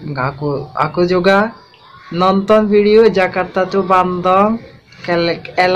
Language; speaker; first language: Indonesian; non-native, learner; Bangla